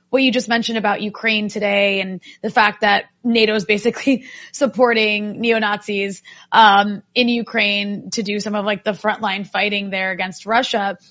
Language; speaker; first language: English; native; English